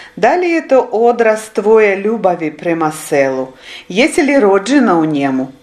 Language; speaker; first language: Serbian; non-native, fluent; Ukrainian